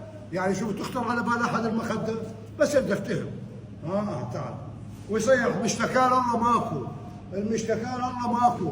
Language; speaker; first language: Arabic; native; Arabic